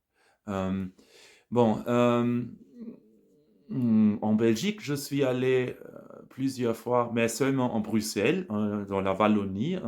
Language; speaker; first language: French; non-native, learner; German